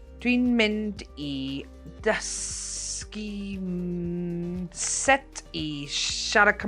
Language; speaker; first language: Welsh; non-native, learner; English